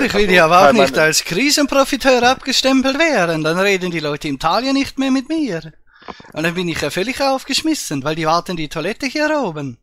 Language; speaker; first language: German; native; German